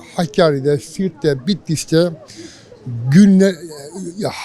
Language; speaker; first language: Turkish; native; Turkish